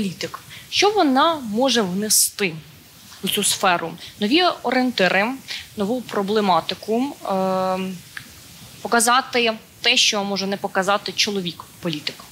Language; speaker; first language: Ukrainian; native; Ukrainian